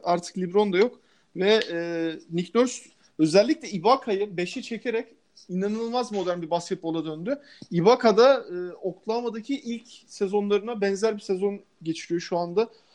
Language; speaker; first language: Turkish; native; Turkish